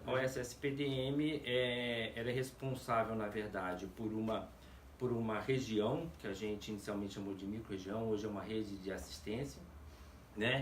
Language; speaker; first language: Portuguese; native; Portuguese